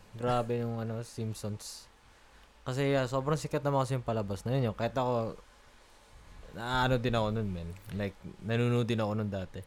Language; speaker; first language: Filipino; non-native, local second language; Cebuano